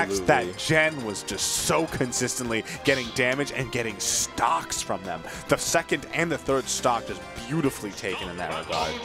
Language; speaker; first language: English; native; English